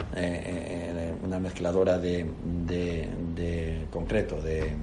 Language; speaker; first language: Spanish; native; Spanish